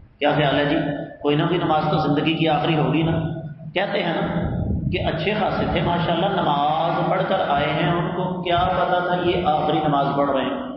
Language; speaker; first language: Urdu; non-native, local second language; Punjabi